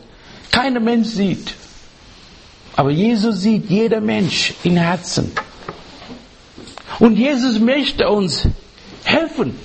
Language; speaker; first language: German; non-native, learner; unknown